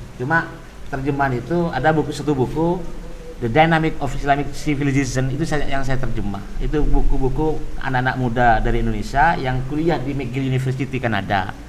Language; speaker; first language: Indonesian; non-native, local second language; Madurese